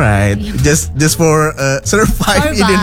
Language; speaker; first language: English; non-native, learner; Indonesian